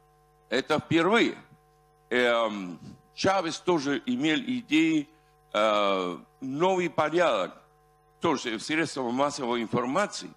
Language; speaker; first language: Russian; non-native, fluent; Spanish